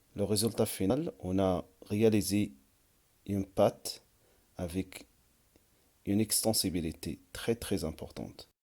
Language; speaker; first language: French; non-native, local second language; Arabic